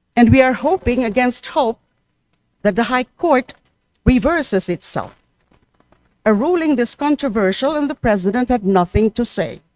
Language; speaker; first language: English; non-native, local second language; Filipino